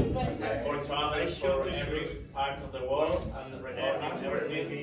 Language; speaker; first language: English; non-native, learner; Spanish